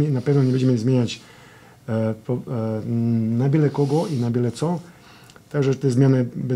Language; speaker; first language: Polish; non-native, fluent; Serbian